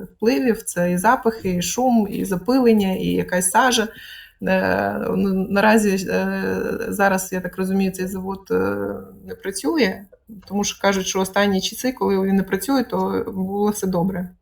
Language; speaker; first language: Ukrainian; non-native, local second language; Russian